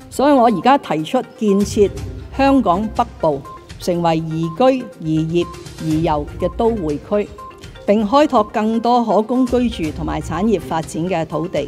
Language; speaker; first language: Chinese; non-native, local second language; Cantonese